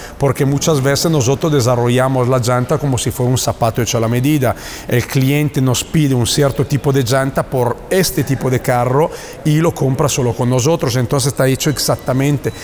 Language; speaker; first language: Spanish; non-native, fluent; Italian